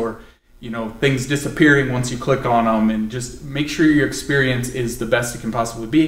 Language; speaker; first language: English; native; English